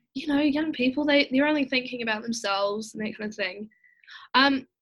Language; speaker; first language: English; native; English